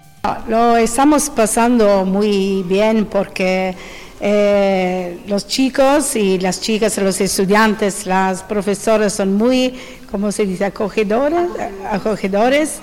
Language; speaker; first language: Spanish; non-native, fluent; Italian